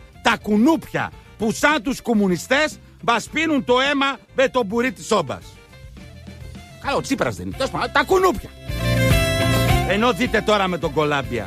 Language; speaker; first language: Greek; native; Greek